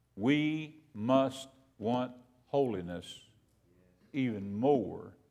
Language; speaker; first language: English; native; English